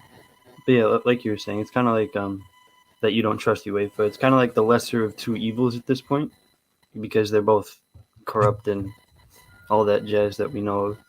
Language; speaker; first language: English; native; English